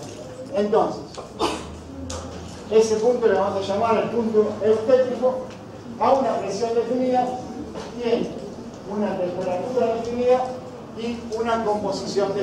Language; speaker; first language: Spanish; native; Spanish